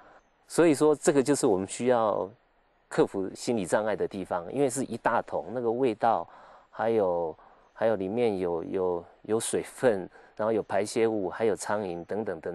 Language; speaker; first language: Chinese; native; Chinese